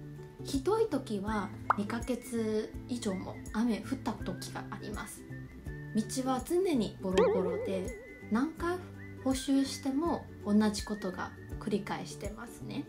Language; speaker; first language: Japanese; non-native, fluent; Chinese